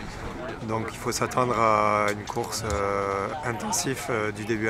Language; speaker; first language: French; native; French